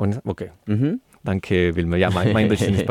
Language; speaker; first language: German; non-native, learner; Spanish